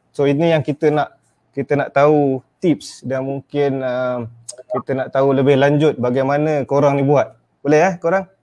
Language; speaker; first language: Malay; native; Malay